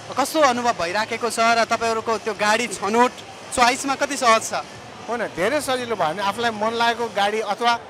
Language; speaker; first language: Nepali; native; Nepali